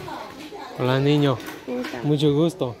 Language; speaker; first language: Spanish; non-native, learner; English